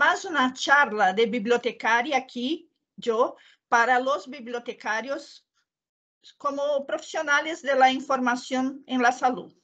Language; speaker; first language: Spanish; non-native, learner; Portuguese